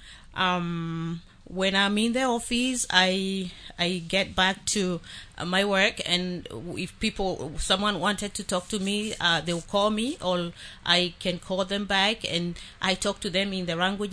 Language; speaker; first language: English; non-native, local second language; Kikuyu